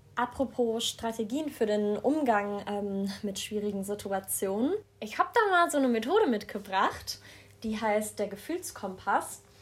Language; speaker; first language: German; native; German